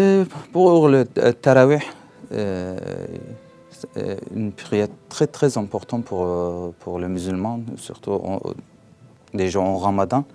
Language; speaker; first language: French; non-native, learner; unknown